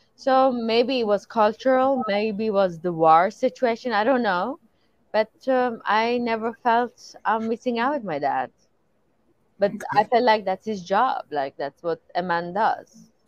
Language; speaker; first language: English; non-native, fluent; Persian